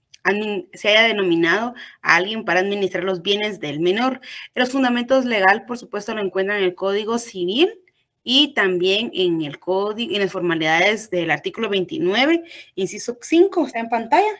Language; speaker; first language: Spanish; native; Spanish